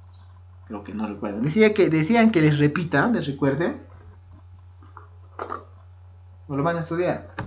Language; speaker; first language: Spanish; native; Spanish